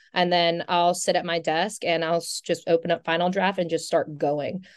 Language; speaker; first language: English; native; English